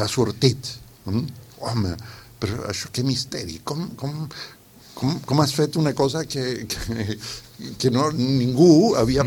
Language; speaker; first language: Catalan; non-native, fluent; Spanish